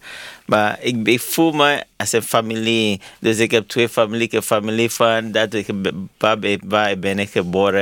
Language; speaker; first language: Dutch; non-native, learner; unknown